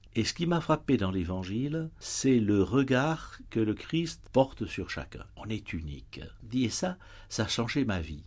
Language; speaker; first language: French; native; French